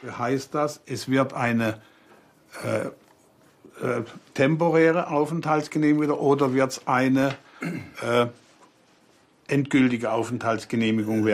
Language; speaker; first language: German; native; German